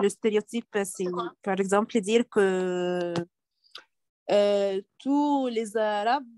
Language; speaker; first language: French; non-native, learner; Arabic